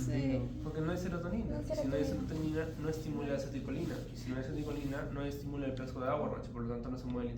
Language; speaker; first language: Spanish; native; Spanish